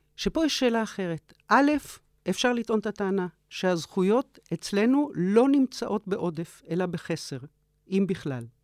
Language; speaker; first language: Hebrew; early bilingual, other home language; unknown